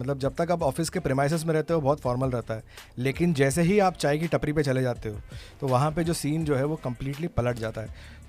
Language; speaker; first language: Hindi; non-native, local second language; Tamil